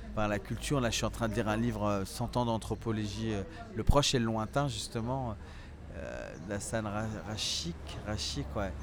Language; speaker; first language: French; early bilingual, other home language; Central Atlas Tamazight